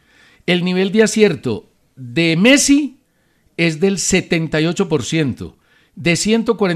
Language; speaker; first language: Spanish; native; Spanish